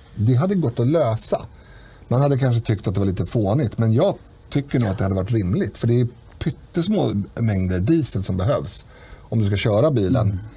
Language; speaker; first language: Swedish; native; Swedish